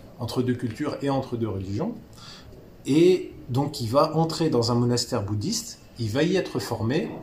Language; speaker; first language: French; early bilingual, other home language; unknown